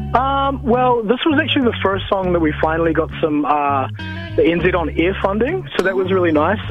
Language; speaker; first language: English; native; English